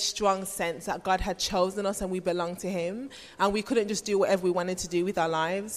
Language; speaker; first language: English; native; English